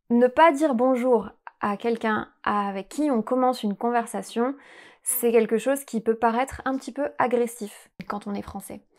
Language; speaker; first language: French; native; French